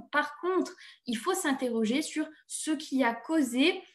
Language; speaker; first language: French; native; French